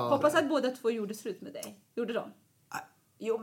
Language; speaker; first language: Swedish; non-native, fluent; Persian